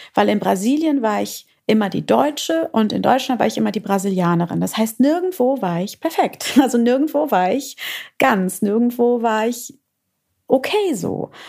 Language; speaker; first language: German; early bilingual, other home language; Portuguese